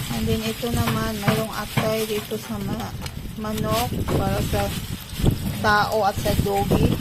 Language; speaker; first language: Filipino; non-native, local second language; Cebuano